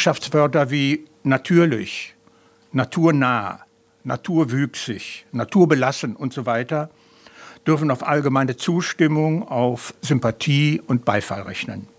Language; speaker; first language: German; native; German